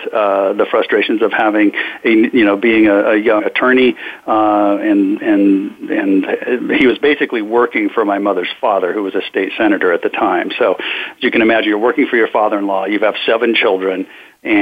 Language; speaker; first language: English; native; English